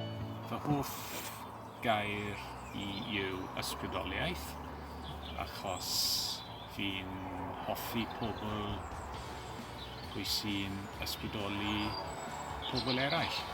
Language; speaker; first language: Welsh; non-native, learner; English